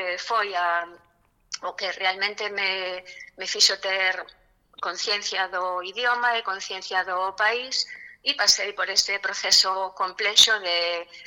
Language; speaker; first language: Galician; non-native, local second language; Spanish